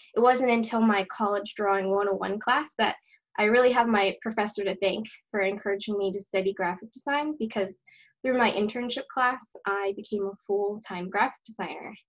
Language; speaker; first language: English; native; English